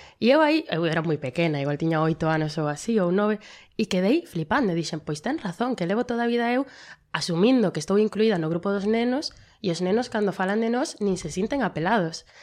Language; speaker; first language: Galician; non-native, local second language; Spanish